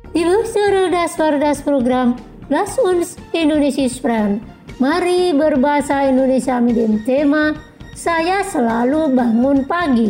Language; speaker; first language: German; non-native, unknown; Indonesian